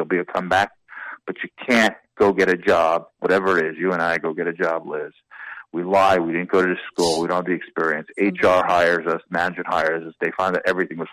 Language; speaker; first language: English; native; English